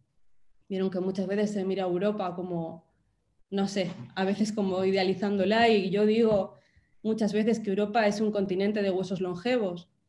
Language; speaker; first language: Spanish; native; Spanish